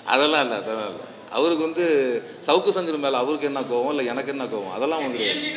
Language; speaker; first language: Tamil; native; Tamil